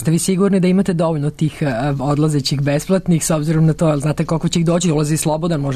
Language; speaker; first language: Serbian; native; Serbian